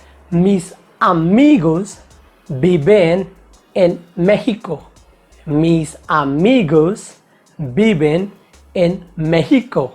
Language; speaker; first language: Spanish; non-native, fluent; Hindi